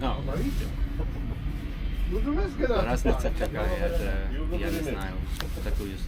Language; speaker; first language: Russian; non-native, learner; English